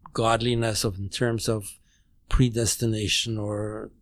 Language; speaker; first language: English; non-native, fluent; German